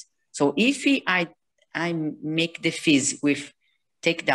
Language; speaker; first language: English; non-native, learner; Portuguese